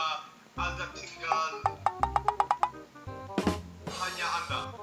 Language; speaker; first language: Indonesian; non-native, learner; English